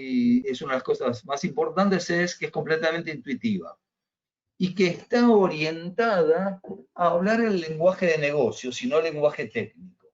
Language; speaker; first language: Spanish; native; Spanish